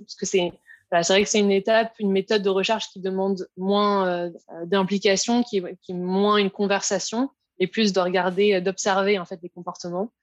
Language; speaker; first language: French; native; French